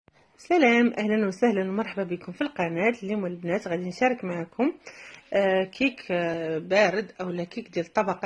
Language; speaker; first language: Arabic; native; Arabic